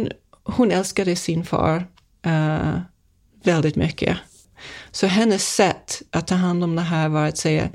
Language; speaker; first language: Swedish; non-native, fluent; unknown